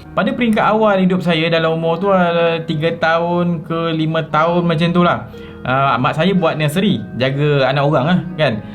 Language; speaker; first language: Malay; native; Malay